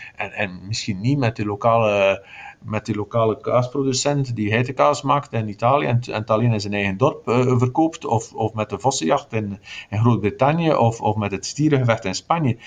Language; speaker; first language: Dutch; native; Dutch